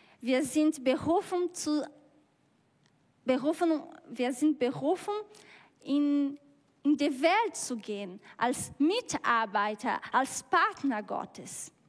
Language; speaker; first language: German; non-native, learner; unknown